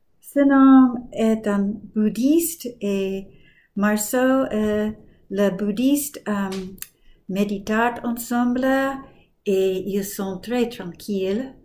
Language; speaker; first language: French; non-native, learner; English